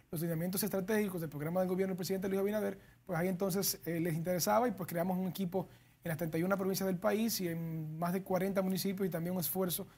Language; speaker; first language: Spanish; native; Spanish